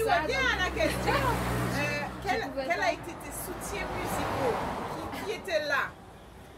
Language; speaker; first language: French; native; French